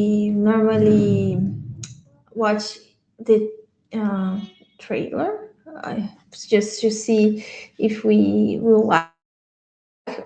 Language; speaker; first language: English; non-native, learner; Spanish